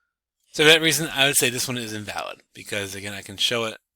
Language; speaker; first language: English; native; English